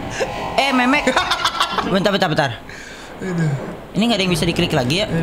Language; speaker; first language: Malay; non-native, local second language; Sundanese